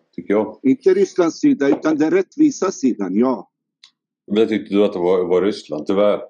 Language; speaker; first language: Swedish; non-native, fluent; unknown